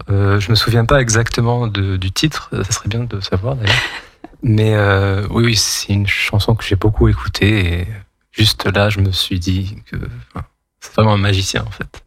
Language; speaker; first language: French; non-native, local second language; Kabyle